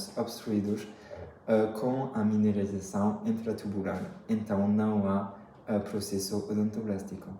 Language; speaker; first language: Portuguese; non-native, fluent; French